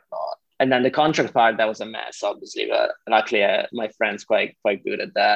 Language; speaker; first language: English; non-native, fluent; Italian